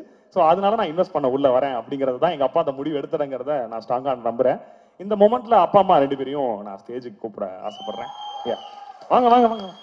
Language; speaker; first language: Tamil; native; Tamil